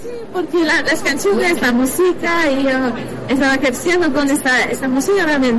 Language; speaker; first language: Spanish; non-native, learner; French